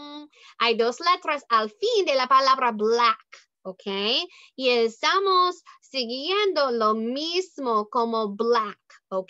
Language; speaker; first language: Spanish; non-native, learner; English